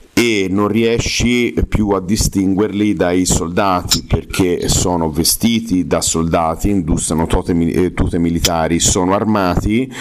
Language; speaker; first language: Italian; native; Italian